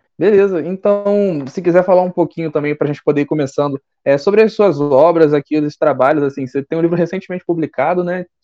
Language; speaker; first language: Portuguese; native; Portuguese